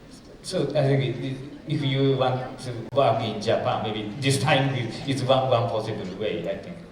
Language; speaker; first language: English; non-native, fluent; Japanese